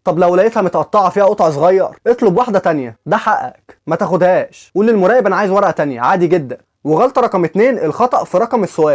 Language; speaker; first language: Arabic; native; Arabic